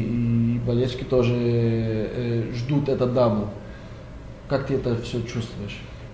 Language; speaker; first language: Russian; non-native, learner; Greek